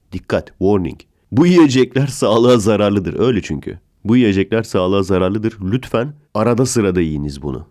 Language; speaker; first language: Turkish; native; Turkish